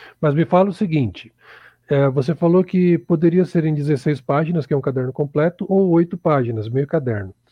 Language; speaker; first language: Portuguese; native; Portuguese